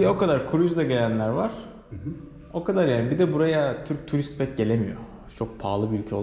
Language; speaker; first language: Turkish; native; Turkish